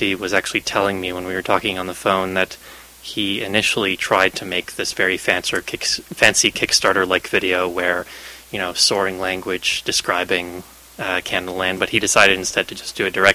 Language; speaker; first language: English; native; English